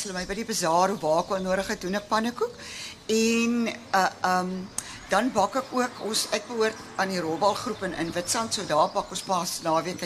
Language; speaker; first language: Afrikaans; native; Afrikaans